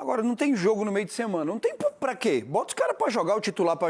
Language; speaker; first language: Portuguese; native; Portuguese